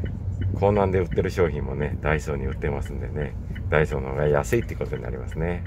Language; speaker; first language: Japanese; native; Japanese